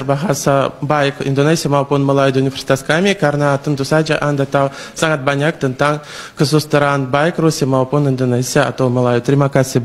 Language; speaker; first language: Indonesian; non-native, fluent; Russian